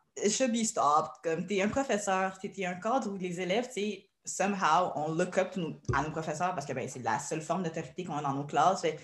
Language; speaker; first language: French; native; French